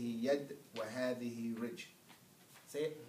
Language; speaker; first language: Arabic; non-native, fluent; English